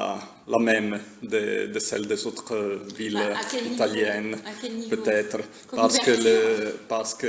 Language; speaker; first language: French; non-native, fluent; Italian